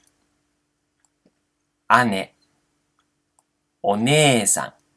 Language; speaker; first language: Japanese; non-native, fluent; Portuguese